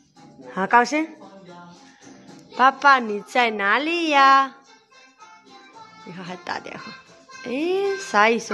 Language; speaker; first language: Chinese; non-native, learner; Nepali